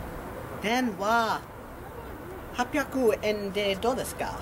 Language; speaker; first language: Japanese; non-native, learner; English